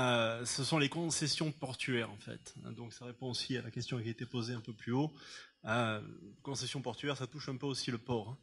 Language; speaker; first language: French; native; French